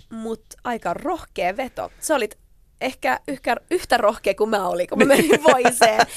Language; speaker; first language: Finnish; non-native, local second language; Swedish